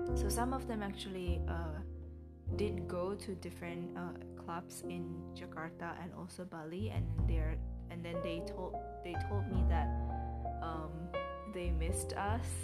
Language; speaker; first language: English; non-native, fluent; Indonesian